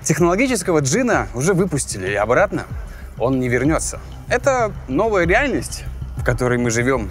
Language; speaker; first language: Russian; native; Russian